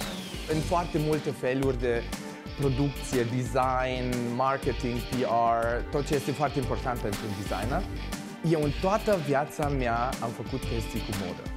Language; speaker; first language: Romanian; non-native, local second language; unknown